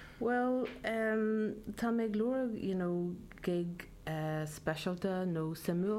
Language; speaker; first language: Irish; non-native, local second language; English